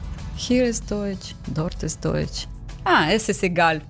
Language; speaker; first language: German; non-native, learner; Ukrainian